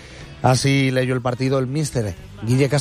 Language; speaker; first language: Spanish; native; Spanish